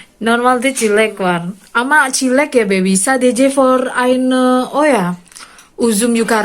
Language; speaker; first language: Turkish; non-native, learner; Indonesian